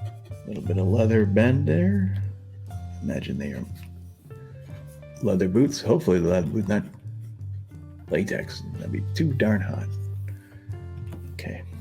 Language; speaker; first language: English; native; English